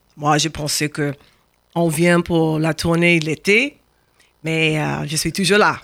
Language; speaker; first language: French; non-native, fluent; English